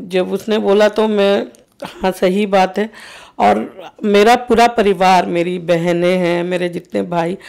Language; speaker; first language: Hindi; native; Hindi